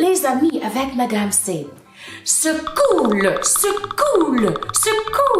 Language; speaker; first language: French; non-native, fluent; English